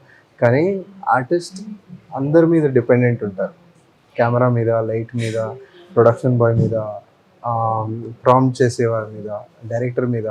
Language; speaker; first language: Telugu; non-native, fluent; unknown